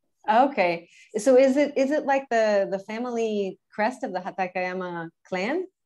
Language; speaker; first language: English; native; English